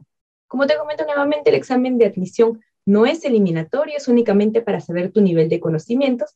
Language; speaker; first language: Spanish; native; Spanish